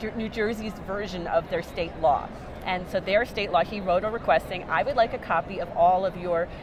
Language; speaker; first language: English; native; English